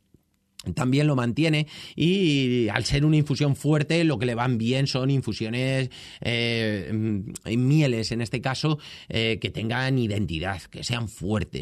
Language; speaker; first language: Spanish; native; Spanish